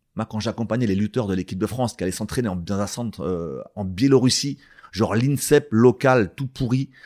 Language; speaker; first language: French; native; French